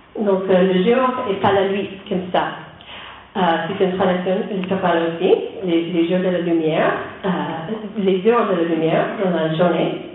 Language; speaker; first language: French; non-native, learner; English